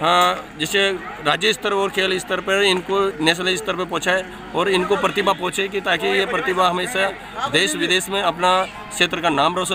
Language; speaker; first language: Hindi; native; Hindi